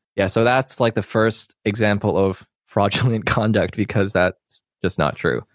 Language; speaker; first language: English; non-native, local second language; Cantonese